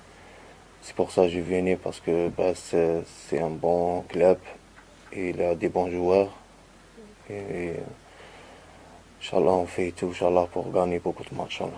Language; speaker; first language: French; non-native, learner; Arabic